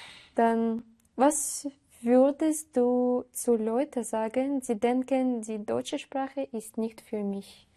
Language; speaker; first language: German; non-native, learner; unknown